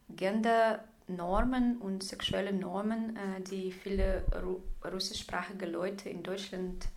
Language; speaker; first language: German; non-native, fluent; Russian